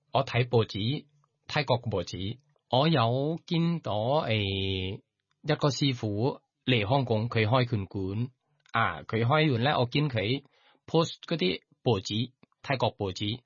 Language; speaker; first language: Cantonese; non-native, learner; Thai